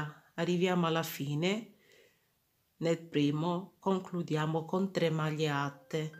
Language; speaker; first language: Italian; non-native, fluent; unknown